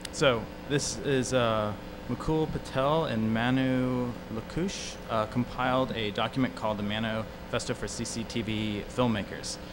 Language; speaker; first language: English; native; English